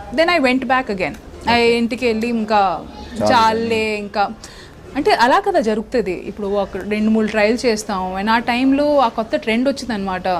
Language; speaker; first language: Telugu; non-native, local second language; Odia